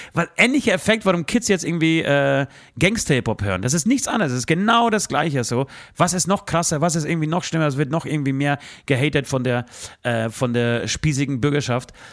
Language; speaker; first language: German; early bilingual, other home language; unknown